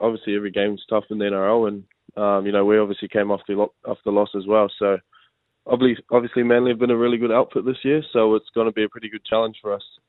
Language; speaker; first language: English; native; English